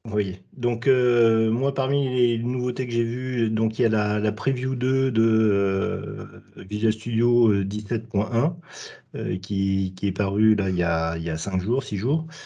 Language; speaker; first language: French; native; French